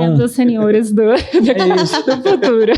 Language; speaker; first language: Portuguese; native; Portuguese